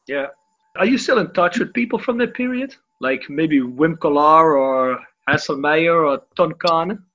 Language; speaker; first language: English; non-native, fluent; Dutch